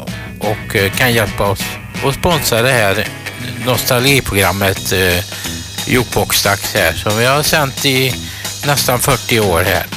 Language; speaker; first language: Swedish; native; Swedish